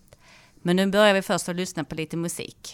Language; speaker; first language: Swedish; native; Swedish